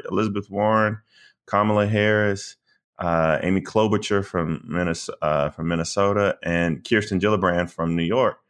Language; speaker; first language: English; native; English